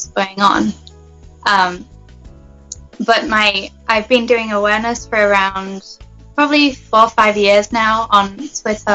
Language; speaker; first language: English; native; English